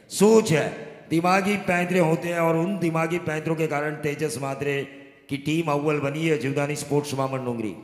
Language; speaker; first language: Hindi; non-native, local second language; Marathi